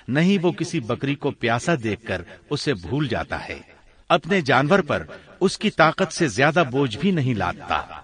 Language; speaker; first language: Urdu; native; Urdu